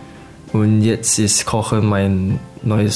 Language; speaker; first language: German; non-native, learner; Malay